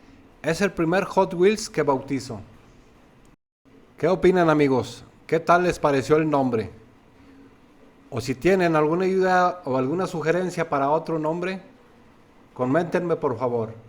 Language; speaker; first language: Spanish; native; Spanish